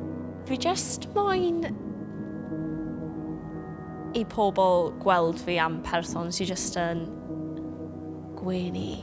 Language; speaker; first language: Welsh; non-native, local second language; English